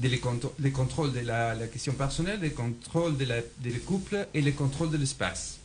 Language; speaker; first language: French; non-native, fluent; Spanish